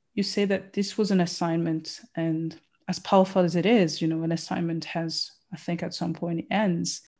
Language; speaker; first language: English; non-native, fluent; Rundi